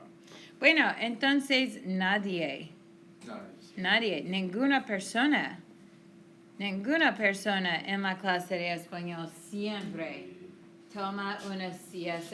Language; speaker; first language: Spanish; non-native, fluent; English